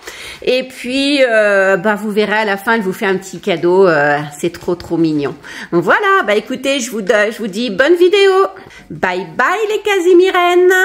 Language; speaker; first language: French; native; French